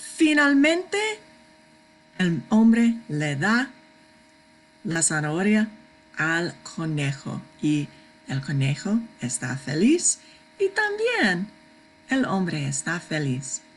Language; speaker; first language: Spanish; non-native, fluent; English